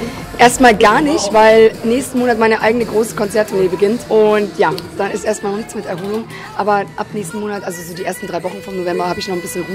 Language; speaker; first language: German; native; German